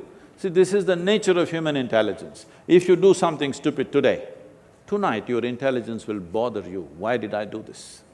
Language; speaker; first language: English; non-native, local second language; Kannada